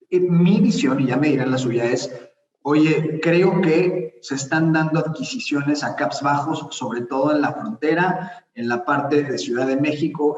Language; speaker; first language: Spanish; native; Spanish